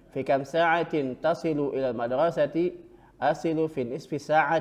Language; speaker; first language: Arabic; non-native, fluent; Indonesian